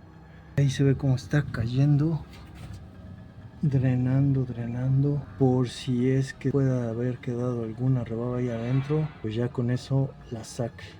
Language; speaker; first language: Spanish; native; Spanish